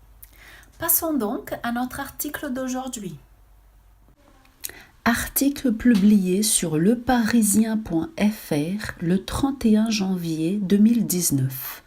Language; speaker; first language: French; non-native, fluent; Portuguese